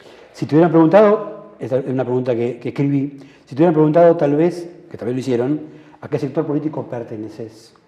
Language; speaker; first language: Spanish; native; Spanish